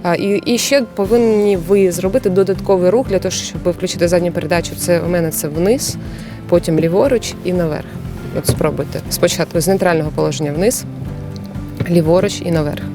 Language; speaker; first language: Ukrainian; non-native, local second language; Russian